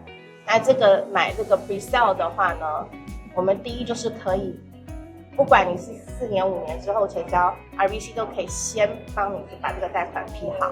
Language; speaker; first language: Chinese; native; Chinese